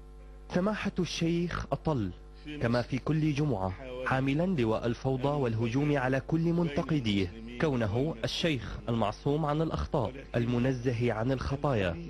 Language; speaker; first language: Arabic; native; Arabic